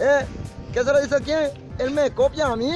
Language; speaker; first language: Spanish; native; Spanish